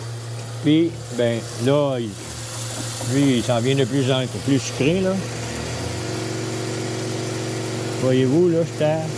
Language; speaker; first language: French; native; French